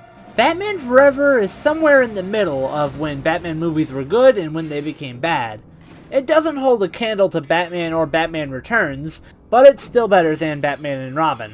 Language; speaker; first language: English; native; English